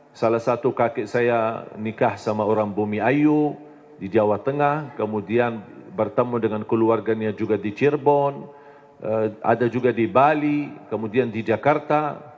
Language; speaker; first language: Indonesian; non-native, fluent; Arabic